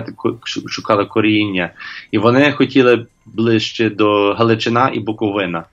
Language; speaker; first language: Ukrainian; non-native, learner; English